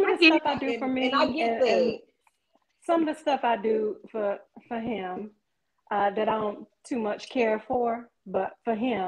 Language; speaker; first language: English; native; English